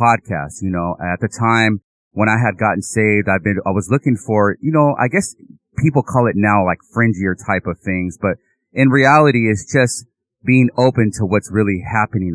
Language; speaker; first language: English; native; English